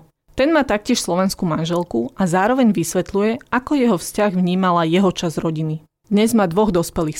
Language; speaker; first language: Slovak; early bilingual, other home language; Vietnamese